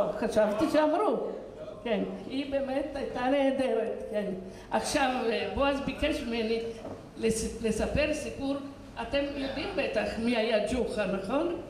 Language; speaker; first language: Hebrew; non-native, fluent; Italian